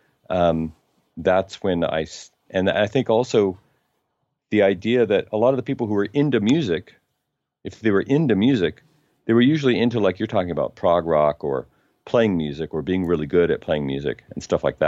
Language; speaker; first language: English; native; English